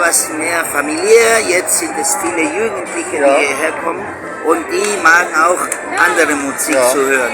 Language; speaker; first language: German; early bilingual, heritage; Spanish